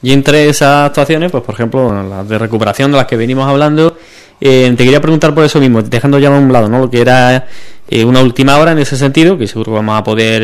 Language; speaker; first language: Spanish; native; Spanish